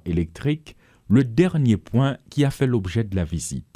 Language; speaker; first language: French; non-native, local second language; Haitian Creole